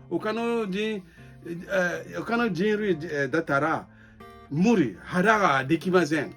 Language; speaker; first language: Japanese; non-native, fluent; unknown